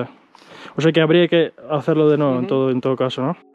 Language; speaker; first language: Spanish; native; Spanish